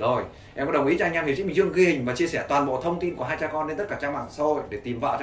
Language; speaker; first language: Vietnamese; native; Vietnamese